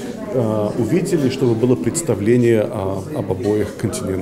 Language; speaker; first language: Russian; early bilingual, heritage; English